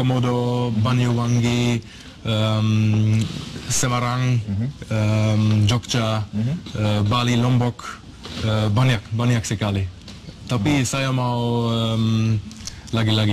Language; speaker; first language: Indonesian; non-native, learner; German